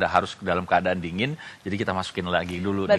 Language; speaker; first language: Indonesian; native; Indonesian